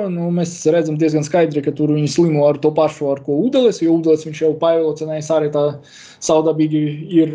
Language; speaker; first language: Latvian; non-native, local second language; Russian